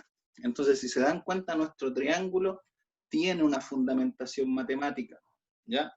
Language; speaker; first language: Spanish; native; Spanish